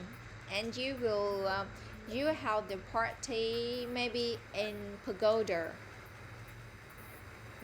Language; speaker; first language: English; non-native, fluent; Vietnamese